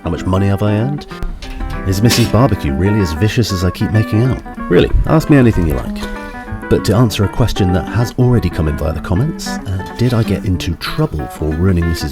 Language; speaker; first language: English; native; English